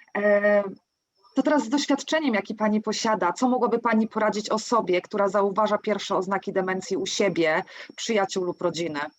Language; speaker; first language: Polish; native; Polish